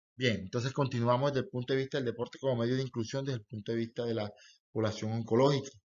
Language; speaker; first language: Spanish; native; Spanish